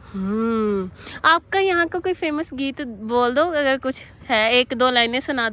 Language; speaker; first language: Hindi; non-native, local second language; Punjabi